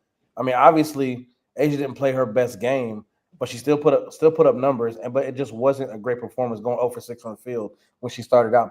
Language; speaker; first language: English; native; English